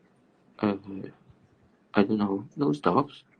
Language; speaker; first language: English; non-native, learner; Cantonese